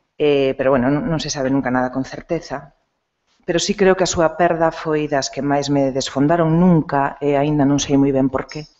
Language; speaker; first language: Galician; non-native, local second language; Spanish